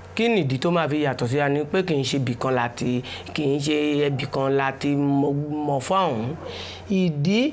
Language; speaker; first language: Yoruba; native; Yoruba